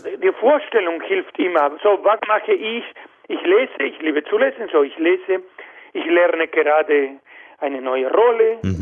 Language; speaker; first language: German; non-native, learner; Spanish